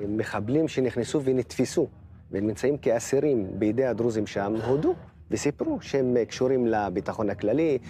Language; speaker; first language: Hebrew; non-native, local second language; Arabic